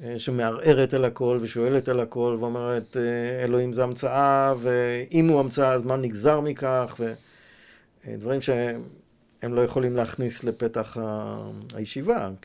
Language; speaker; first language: Hebrew; native; Hebrew